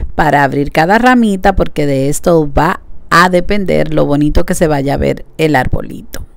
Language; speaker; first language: Spanish; native; Spanish